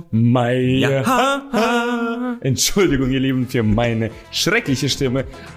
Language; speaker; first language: German; non-native, fluent; Romanian